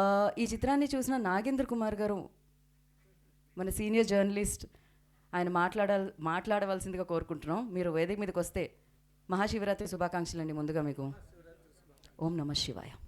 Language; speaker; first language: Telugu; native; Telugu